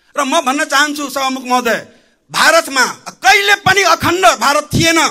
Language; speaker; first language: Nepali; non-native, local second language; Maithili